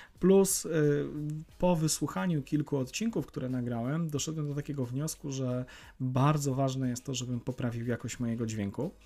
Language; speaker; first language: Polish; native; Polish